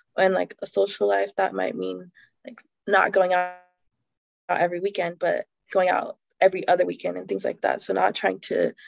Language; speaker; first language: English; native; English